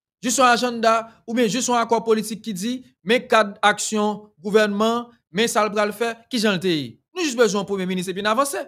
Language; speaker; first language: French; non-native, local second language; Haitian Creole